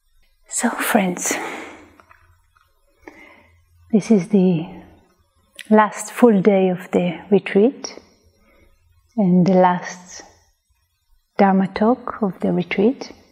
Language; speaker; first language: English; non-native, fluent; Hebrew